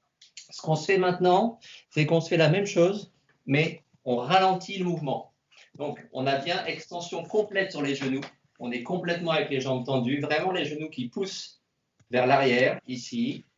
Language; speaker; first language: French; native; French